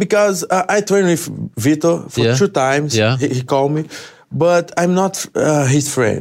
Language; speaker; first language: English; non-native, learner; Portuguese